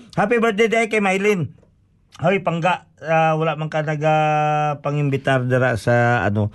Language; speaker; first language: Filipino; non-native, local second language; Hiligaynon